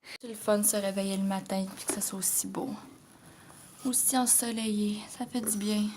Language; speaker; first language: French; native; French